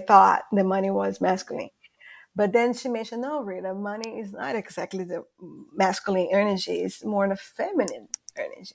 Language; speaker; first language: English; non-native, fluent; Portuguese